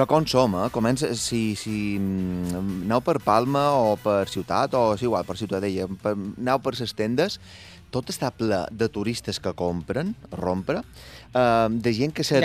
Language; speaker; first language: Catalan; native; Catalan